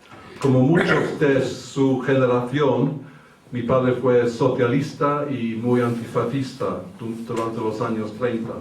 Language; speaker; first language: Spanish; early bilingual, heritage; English